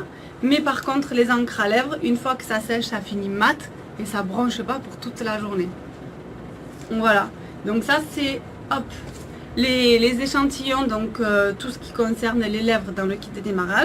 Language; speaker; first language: French; native; French